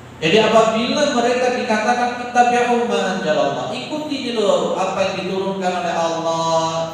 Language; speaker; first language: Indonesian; non-native, local second language; Javanese